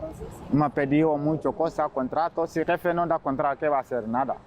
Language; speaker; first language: Spanish; non-native, learner; Bambara